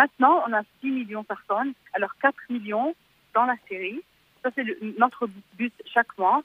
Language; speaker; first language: French; non-native, fluent; Arabic